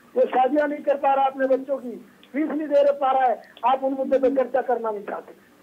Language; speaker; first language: Hindi; native; Hindi